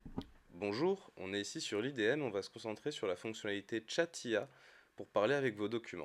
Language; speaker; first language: French; native; French